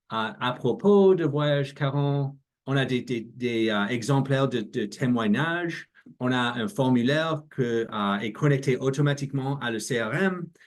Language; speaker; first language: French; non-native, learner; English